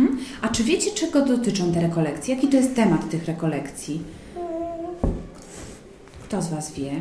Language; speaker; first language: Polish; native; Polish